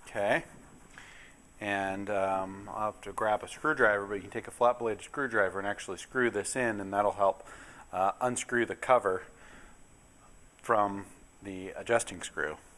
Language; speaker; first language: English; native; English